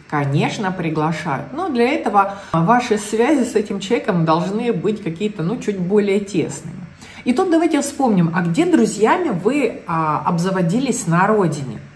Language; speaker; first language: Russian; native; Russian